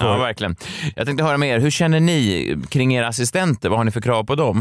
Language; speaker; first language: Swedish; native; Swedish